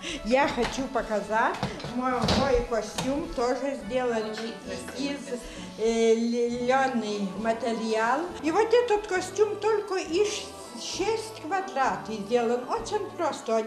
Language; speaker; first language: Russian; non-native, local second language; Lithuanian